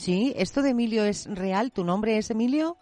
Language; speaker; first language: Spanish; native; Spanish